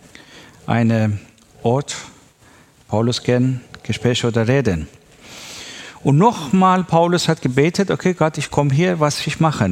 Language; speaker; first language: German; non-native, learner; Persian